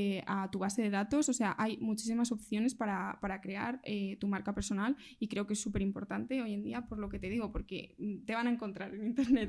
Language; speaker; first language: Spanish; native; Spanish